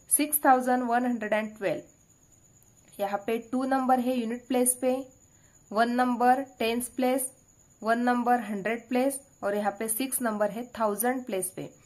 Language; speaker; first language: Hindi; non-native, local second language; Marathi